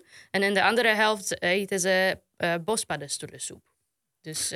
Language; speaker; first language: Dutch; non-native, fluent; Polish